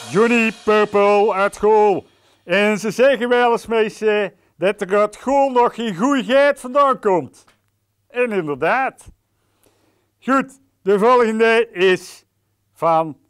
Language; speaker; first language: Dutch; native; Dutch